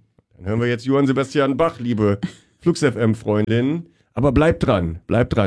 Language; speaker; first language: German; native; German